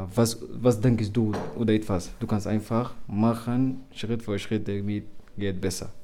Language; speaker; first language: German; non-native, learner; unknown